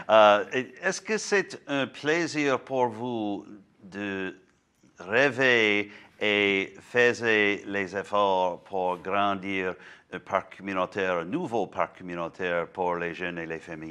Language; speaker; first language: French; non-native, learner; English